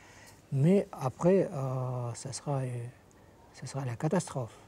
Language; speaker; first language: French; non-native, fluent; Russian